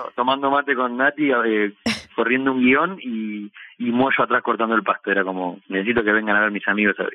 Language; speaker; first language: Spanish; native; Spanish